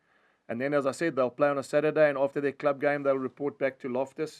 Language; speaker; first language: English; native; English